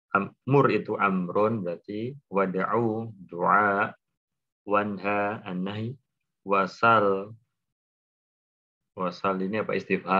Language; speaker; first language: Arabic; non-native, fluent; Indonesian